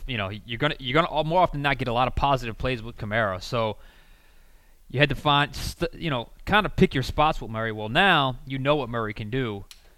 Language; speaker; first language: English; native; English